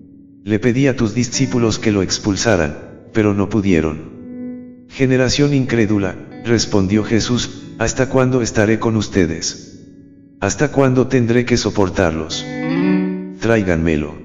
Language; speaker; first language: Spanish; native; Spanish